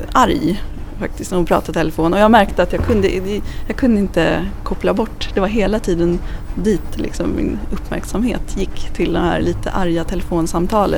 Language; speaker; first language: Swedish; native; Swedish